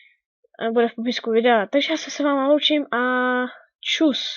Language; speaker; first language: Czech; native; Czech